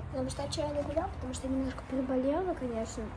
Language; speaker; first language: Russian; early bilingual, heritage; Russian